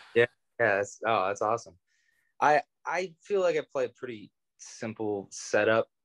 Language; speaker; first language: English; native; English